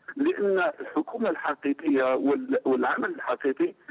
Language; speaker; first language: Arabic; native; Arabic